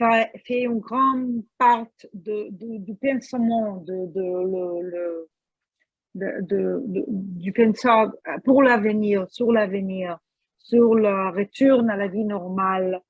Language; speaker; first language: French; non-native, fluent; Hebrew